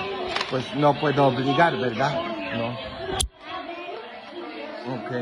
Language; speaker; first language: Spanish; non-native, fluent; Polish